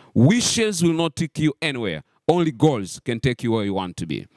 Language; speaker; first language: English; non-native, local second language; Swahili